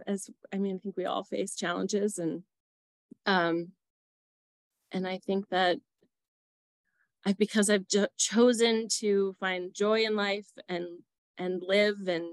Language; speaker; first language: English; native; English